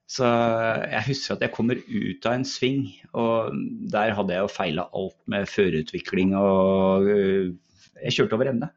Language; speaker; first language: Norwegian; native; Norwegian